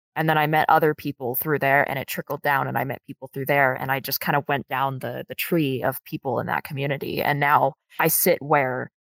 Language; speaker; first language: English; native; English